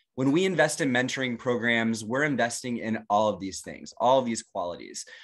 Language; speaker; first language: English; native; English